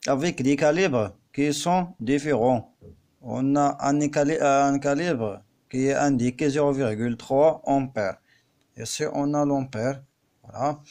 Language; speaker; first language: French; non-native, local second language; Arabic